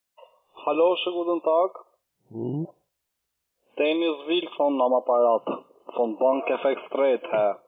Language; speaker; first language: German; non-native, learner; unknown